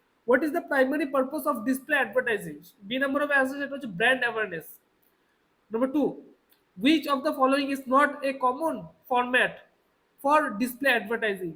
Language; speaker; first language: English; non-native, local second language; Bangla